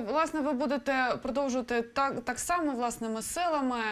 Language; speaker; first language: Ukrainian; native; Ukrainian